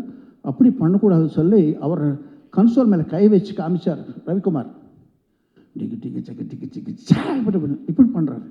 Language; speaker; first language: Tamil; non-native, local second language; Telugu